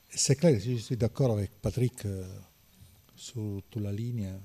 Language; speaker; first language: French; non-native, learner; Italian